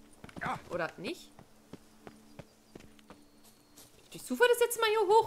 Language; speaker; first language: German; native; German